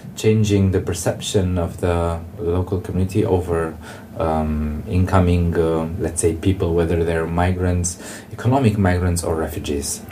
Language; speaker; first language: English; non-native, fluent; Romanian